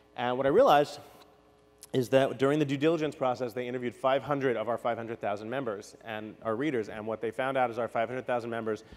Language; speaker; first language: English; native; English